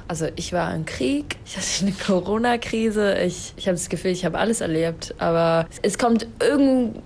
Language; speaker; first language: German; non-native, fluent; Arabic